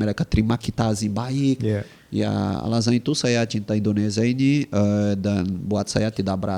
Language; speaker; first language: Indonesian; non-native, fluent; Portuguese